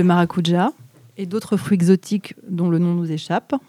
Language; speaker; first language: French; native; French